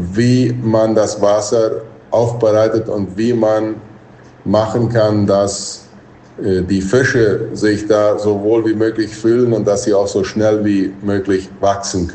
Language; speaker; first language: German; non-native, local second language; Plautdietsch